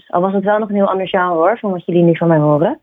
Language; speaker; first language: Dutch; native; Dutch